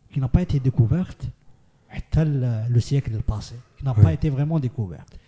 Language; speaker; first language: French; non-native, local second language; Arabic